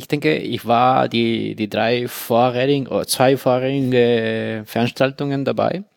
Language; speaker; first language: German; non-native, fluent; Spanish